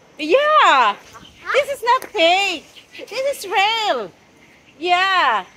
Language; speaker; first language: English; non-native, local second language; Cebuano